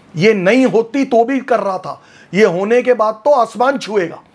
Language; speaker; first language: Hindi; native; Hindi